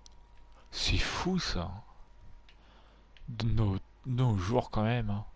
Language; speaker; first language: French; native; French